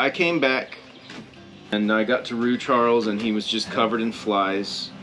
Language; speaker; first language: English; native; English